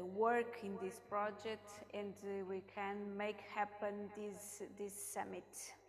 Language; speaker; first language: English; non-native, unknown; Portuguese